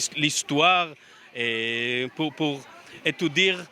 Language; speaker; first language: French; non-native, learner; Hebrew